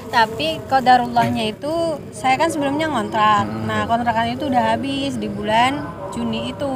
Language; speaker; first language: Indonesian; non-native, local second language; Banjar